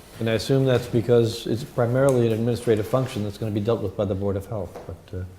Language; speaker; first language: English; native; English